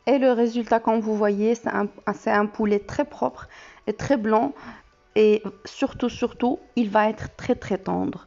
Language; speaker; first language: French; non-native, local second language; Arabic